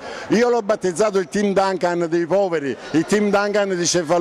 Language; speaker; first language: Italian; native; Italian